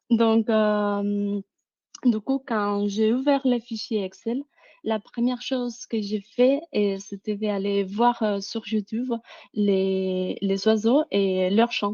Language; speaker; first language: French; non-native, fluent; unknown